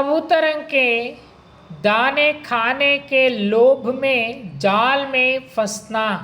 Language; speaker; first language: Hindi; non-native, local second language; Kannada